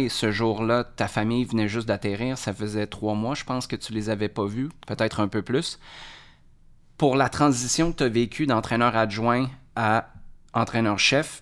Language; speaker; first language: French; native; French